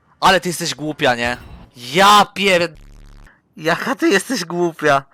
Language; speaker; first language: Polish; native; Polish